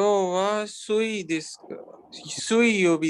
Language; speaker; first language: Japanese; non-native, learner; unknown